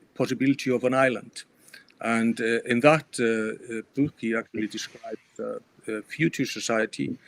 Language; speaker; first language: English; non-native, fluent; Icelandic